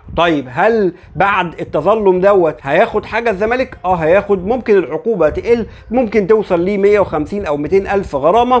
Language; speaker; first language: Arabic; native; Arabic